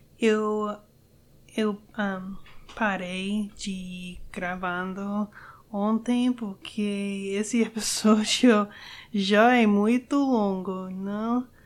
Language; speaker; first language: Portuguese; non-native, learner; English